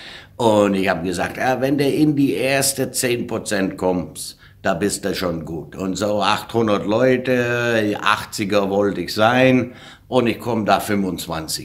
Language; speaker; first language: German; non-native, fluent; English